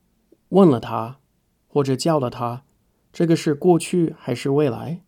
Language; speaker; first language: Chinese; non-native, fluent; English